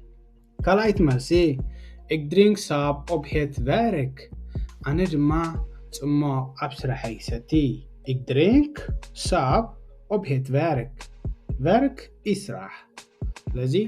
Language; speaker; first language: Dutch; non-native, fluent; Tigrinya